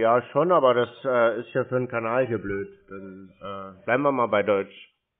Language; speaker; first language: German; native; German